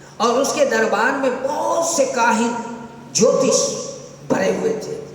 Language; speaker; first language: Urdu; non-native, local second language; Gujarati